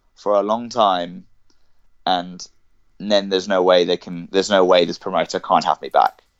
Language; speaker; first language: English; native; English